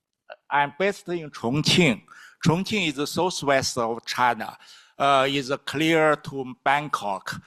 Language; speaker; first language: English; non-native, learner; Chinese